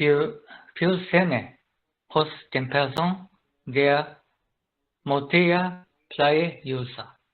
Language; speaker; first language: Danish; non-native, learner; Japanese